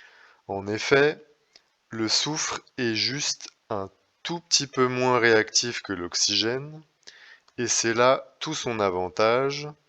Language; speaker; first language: French; native; French